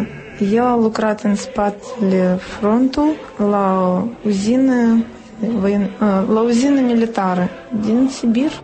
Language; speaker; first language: Romanian; non-native, local second language; Russian